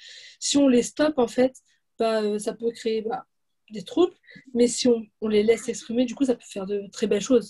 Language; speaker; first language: French; native; French